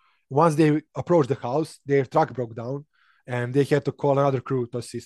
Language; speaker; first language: English; non-native, fluent; Serbian